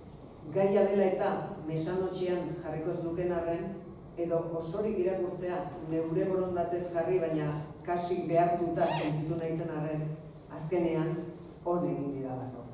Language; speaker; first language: Basque; native; Basque